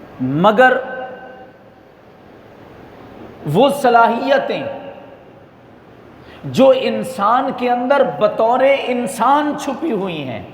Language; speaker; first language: Urdu; native; Urdu